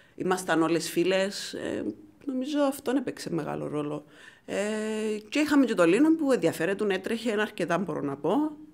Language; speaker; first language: Greek; native; Greek